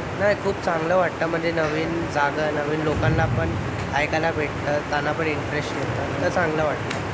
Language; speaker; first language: Marathi; non-native, local second language; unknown